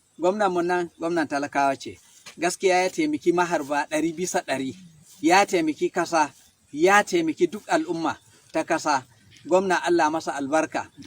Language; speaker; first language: Hausa; non-native, local second language; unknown